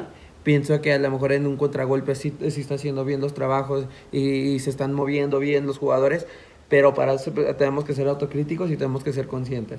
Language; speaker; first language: Spanish; native; Spanish